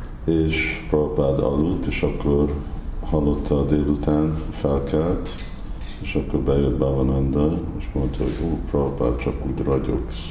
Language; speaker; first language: Hungarian; non-native, fluent; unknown